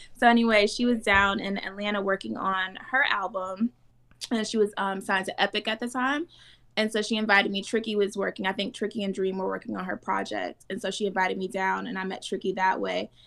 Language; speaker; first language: English; native; English